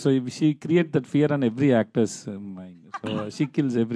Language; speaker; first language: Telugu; non-native, learner; Tamil